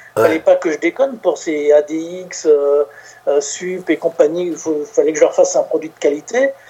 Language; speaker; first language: French; native; French